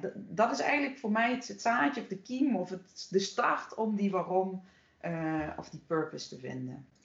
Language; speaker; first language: Dutch; native; Dutch